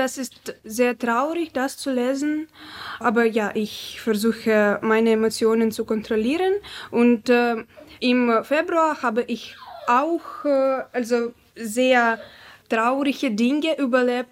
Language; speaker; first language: German; non-native, fluent; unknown